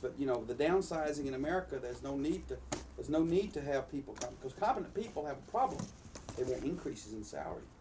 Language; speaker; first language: English; native; English